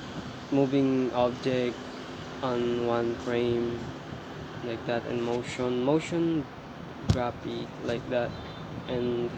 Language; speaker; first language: English; non-native, learner; Filipino